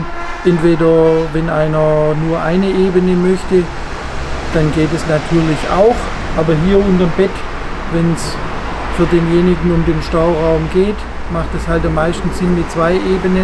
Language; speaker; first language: German; native; German